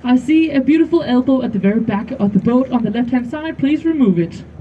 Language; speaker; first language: English; non-native, fluent; Danish